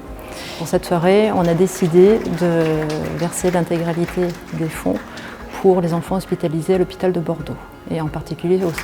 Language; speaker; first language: French; native; French